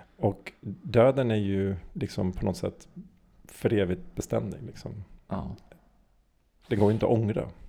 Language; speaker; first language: Swedish; native; Swedish